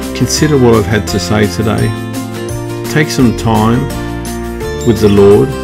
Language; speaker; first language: English; native; English